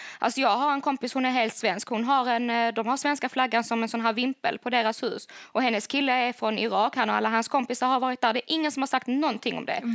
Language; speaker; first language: Swedish; native; Swedish